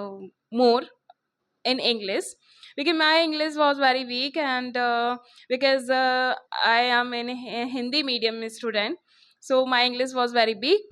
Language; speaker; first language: English; non-native, local second language; Hindi